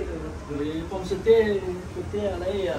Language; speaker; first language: French; non-native, local second language; Malagasy